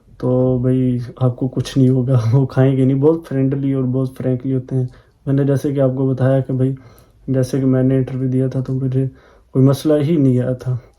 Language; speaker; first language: Urdu; non-native, local second language; Punjabi